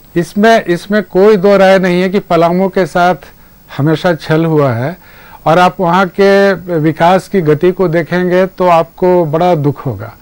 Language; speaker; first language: Hindi; native; Hindi